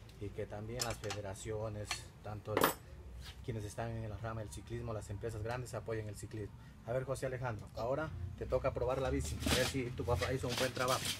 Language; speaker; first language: Spanish; native; Spanish